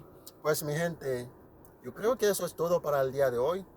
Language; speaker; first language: Spanish; non-native, learner; Haitian Creole